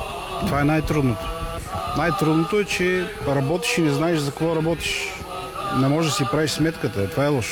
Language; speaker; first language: Bulgarian; native; Bulgarian